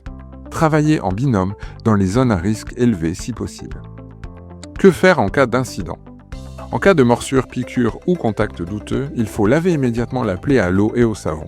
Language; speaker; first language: French; native; French